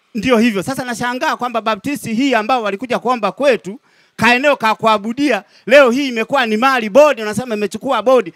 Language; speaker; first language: Swahili; non-native, local second language; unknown